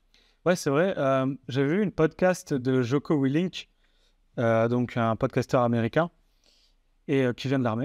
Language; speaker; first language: French; native; French